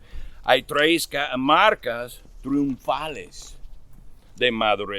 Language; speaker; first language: Spanish; non-native, fluent; English